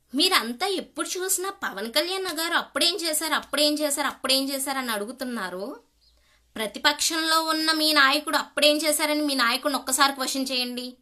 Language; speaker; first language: Telugu; native; Telugu